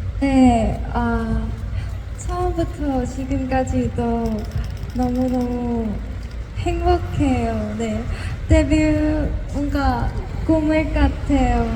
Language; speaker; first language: Korean; non-native, learner; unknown